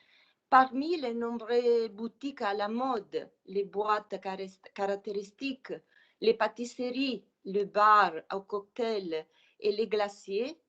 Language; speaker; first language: French; non-native, fluent; Italian